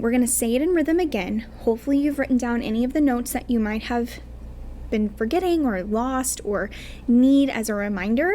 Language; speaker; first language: English; native; English